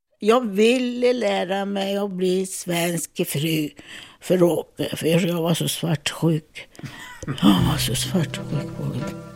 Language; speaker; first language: Swedish; non-native, fluent; Italian